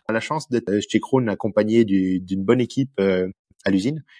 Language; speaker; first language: French; native; French